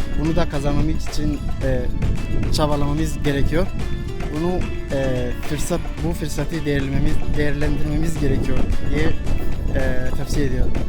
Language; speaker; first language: Turkish; non-native, learner; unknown